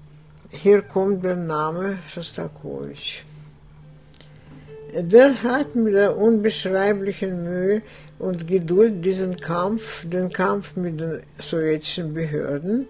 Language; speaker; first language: German; non-native, fluent; Russian